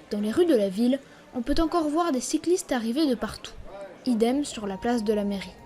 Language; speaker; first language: French; native; French